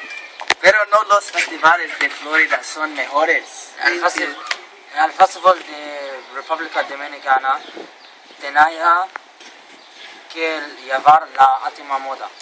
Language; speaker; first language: Spanish; non-native, learner; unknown